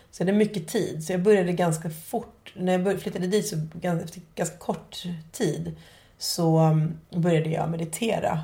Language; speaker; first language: Swedish; native; Swedish